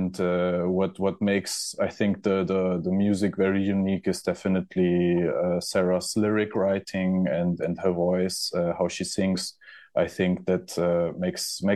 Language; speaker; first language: English; non-native, fluent; German